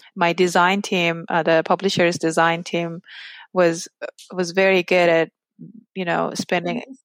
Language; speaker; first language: English; non-native, fluent; Persian